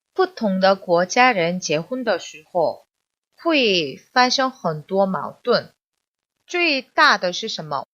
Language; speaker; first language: Chinese; non-native, fluent; Korean